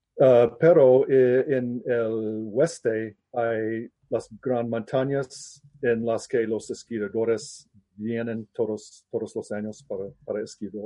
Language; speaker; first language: Spanish; non-native, learner; English